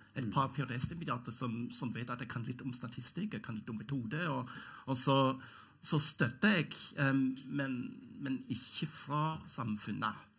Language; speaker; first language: Norwegian; non-native, fluent; German